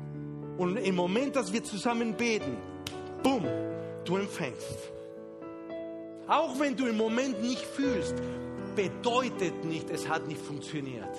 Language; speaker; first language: German; non-native, fluent; Spanish